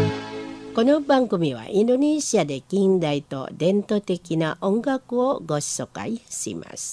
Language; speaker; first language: Japanese; non-native, learner; Indonesian